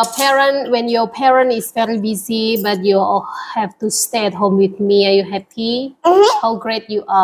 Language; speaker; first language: English; non-native, learner; Indonesian